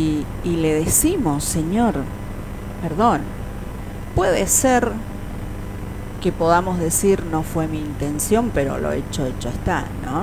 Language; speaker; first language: Spanish; native; Spanish